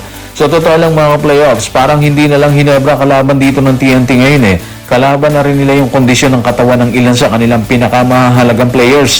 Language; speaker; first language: Filipino; native; Filipino